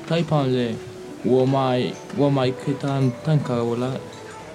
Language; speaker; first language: Chinese; non-native, learner; Spanish